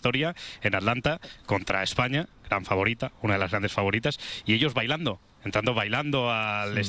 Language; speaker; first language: Spanish; native; Spanish